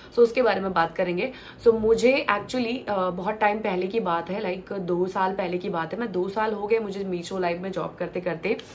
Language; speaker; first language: Hindi; non-native, local second language; Gujarati